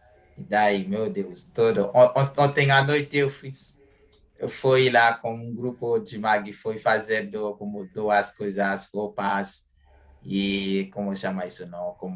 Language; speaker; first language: Portuguese; non-native, fluent; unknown